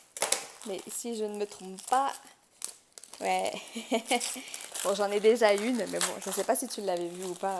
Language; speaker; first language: French; native; French